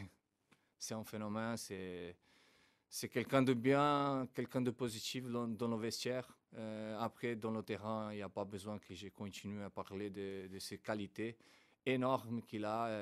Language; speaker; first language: French; non-native, fluent; Portuguese